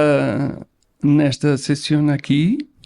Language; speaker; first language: Spanish; non-native, learner; Portuguese